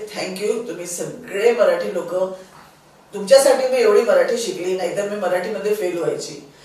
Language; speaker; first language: Marathi; non-native, local second language; Sindhi